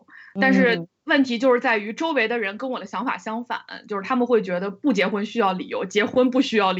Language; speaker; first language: Chinese; native; Chinese